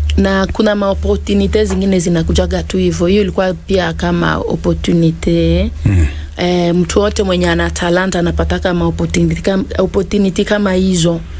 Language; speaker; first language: Swahili; non-native, local second language; Lingala